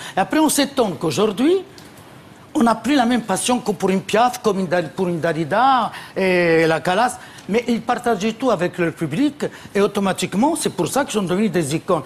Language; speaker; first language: French; non-native, fluent; Italian